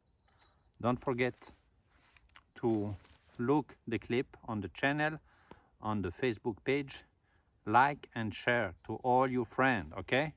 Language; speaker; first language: English; non-native, learner; French